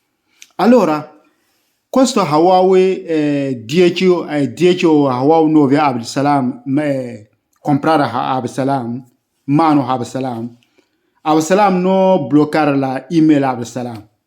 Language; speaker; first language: Italian; non-native, learner; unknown